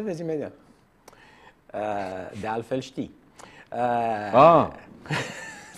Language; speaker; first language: Romanian; native; Romanian